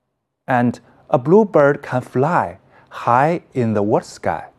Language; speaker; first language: English; non-native, fluent; Chinese